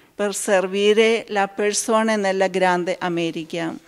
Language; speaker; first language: Italian; non-native, fluent; Malayalam